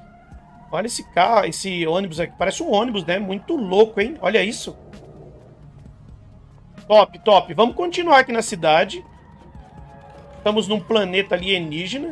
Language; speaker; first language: Portuguese; native; Portuguese